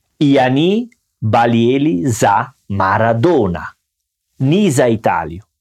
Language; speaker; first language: Russian; non-native, learner; Italian